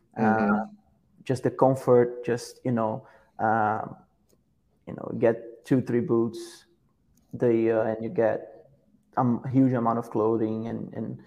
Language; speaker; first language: English; non-native, fluent; Portuguese